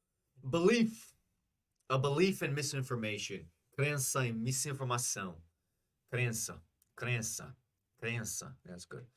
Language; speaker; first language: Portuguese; non-native, fluent; English